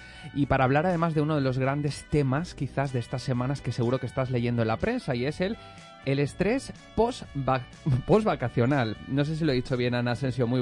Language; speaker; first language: Spanish; native; Spanish